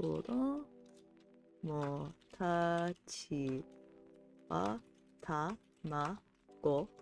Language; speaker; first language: Japanese; non-native, learner; English